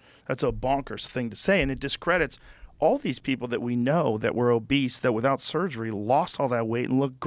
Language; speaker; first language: English; native; English